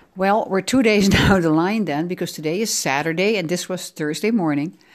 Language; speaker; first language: English; non-native, fluent; Dutch